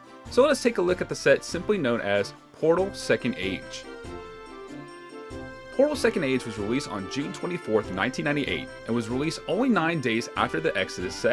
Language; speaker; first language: English; native; English